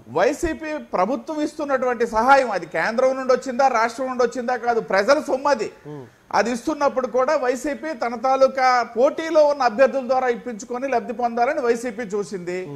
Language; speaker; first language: Telugu; native; Telugu